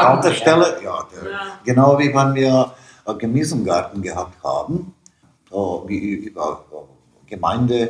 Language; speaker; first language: German; non-native, fluent; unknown